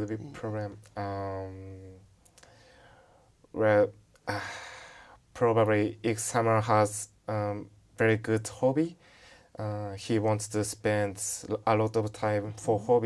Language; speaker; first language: English; non-native, learner; Japanese